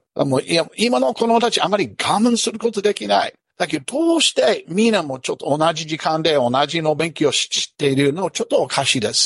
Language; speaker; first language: Japanese; non-native, learner; English